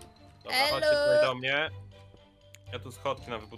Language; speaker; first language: Polish; native; Polish